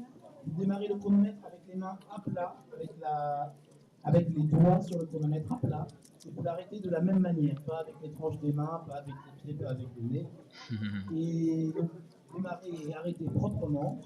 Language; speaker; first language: French; native; French